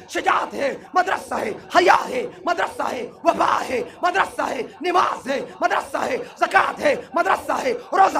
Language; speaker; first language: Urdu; non-native, local second language; Pashto